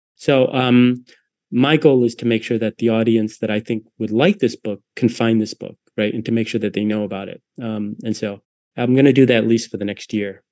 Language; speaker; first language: English; native; English